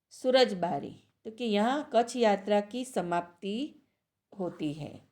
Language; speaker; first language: Hindi; non-native, local second language; Gujarati